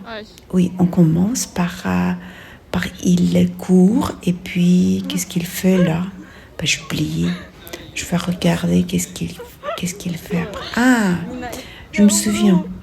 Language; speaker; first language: French; non-native, fluent; Russian